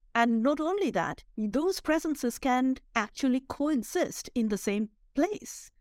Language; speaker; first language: English; non-native, local second language; Bangla